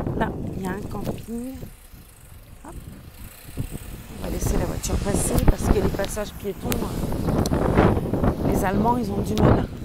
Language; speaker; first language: French; native; French